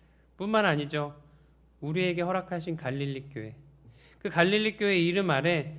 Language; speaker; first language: Korean; native; Korean